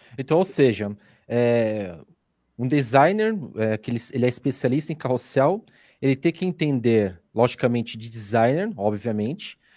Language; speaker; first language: Portuguese; native; Portuguese